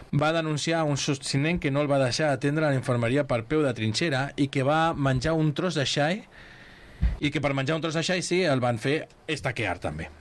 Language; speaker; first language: Catalan; native; Catalan